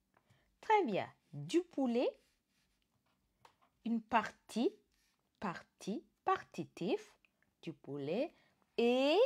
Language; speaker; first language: French; non-native, fluent; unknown